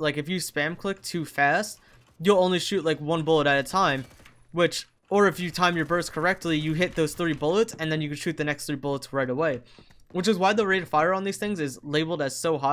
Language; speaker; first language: English; native; English